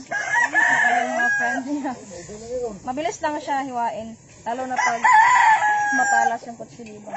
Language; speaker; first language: Filipino; non-native, local second language; Cebuano